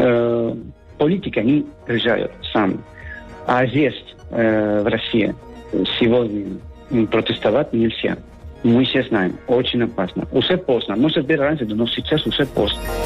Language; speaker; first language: Russian; non-native, learner; Spanish